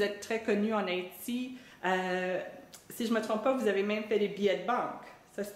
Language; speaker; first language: French; native; French